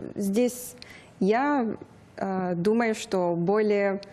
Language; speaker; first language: Russian; non-native, fluent; Persian